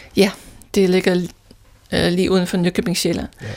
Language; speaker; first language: Danish; non-native, fluent; English